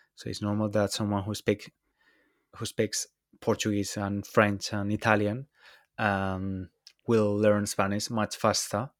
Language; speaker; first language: English; non-native, fluent; Spanish